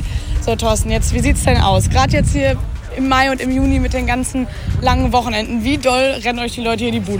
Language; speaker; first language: German; native; German